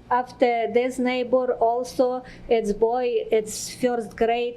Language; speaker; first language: English; non-native, learner; Ukrainian